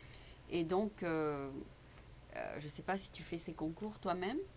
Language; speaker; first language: French; native; French